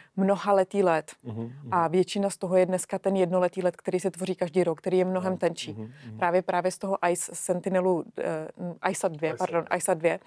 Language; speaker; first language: Czech; native; Czech